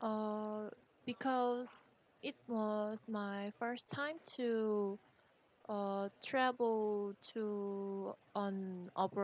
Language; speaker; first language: English; non-native, learner; Korean